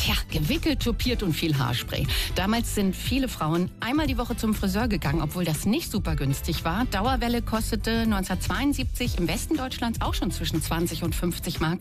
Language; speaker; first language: German; native; German